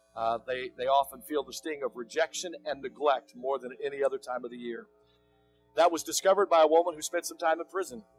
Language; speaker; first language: English; native; English